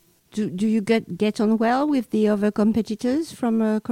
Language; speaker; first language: English; non-native, fluent; French